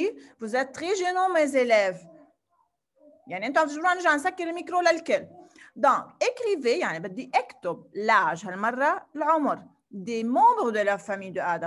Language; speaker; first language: French; non-native, fluent; Arabic